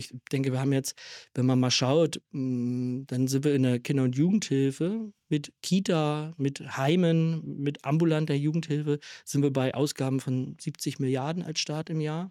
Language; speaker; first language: German; native; German